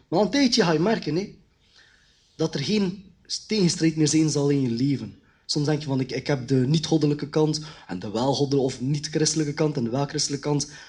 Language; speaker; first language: Dutch; early bilingual, other home language; Khmer